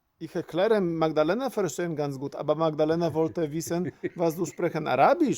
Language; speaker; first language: German; non-native, learner; Polish